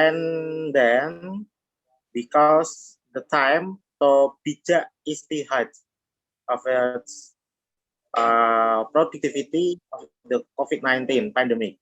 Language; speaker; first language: English; non-native, learner; Indonesian